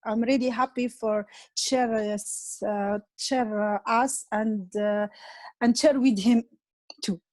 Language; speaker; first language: English; non-native, learner; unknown